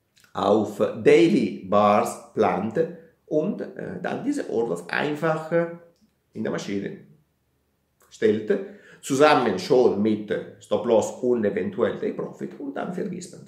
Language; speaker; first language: German; non-native, fluent; Italian